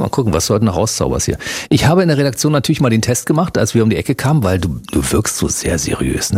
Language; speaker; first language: German; native; German